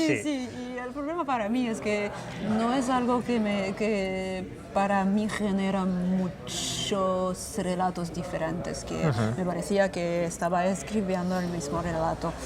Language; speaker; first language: Spanish; non-native, fluent; French